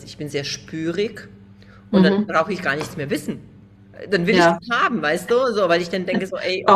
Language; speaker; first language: German; native; German